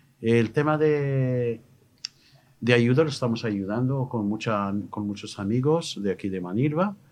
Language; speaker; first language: Spanish; non-native, fluent; Arabic